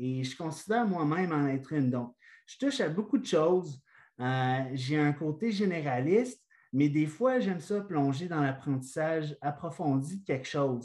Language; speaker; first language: French; native; French